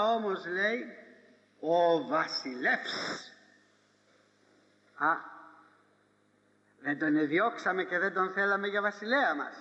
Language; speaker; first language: Greek; native; Greek